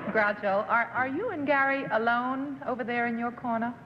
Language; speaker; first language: English; native; English